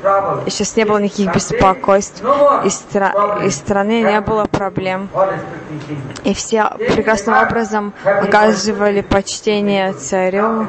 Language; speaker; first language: Russian; non-native, learner; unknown